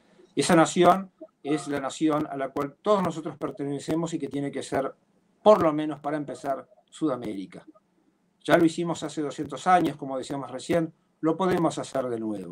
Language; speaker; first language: Spanish; native; Spanish